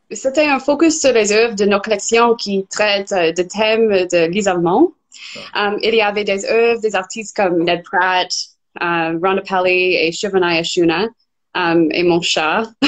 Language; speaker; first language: French; non-native, fluent; English